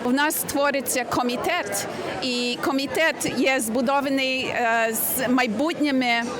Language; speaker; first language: Ukrainian; early bilingual, heritage; Ukrainian